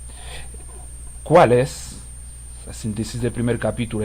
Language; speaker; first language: Spanish; non-native, fluent; Haitian Creole